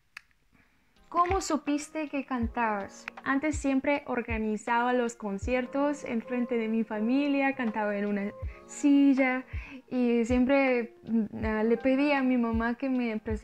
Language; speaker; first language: Spanish; non-native, learner; Russian